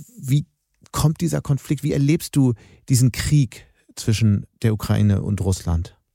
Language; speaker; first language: German; native; German